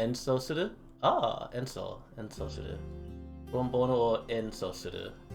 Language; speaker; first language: Japanese; non-native, learner; English